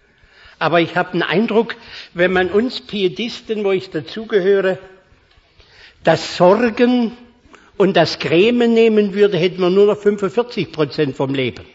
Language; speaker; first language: German; native; German